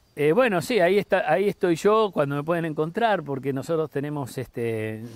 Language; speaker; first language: Spanish; native; Spanish